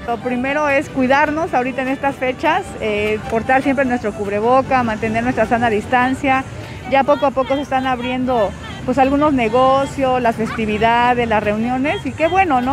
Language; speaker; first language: Spanish; native; Spanish